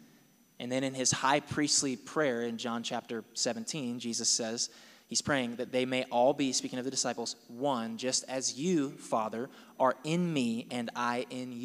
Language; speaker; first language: English; native; English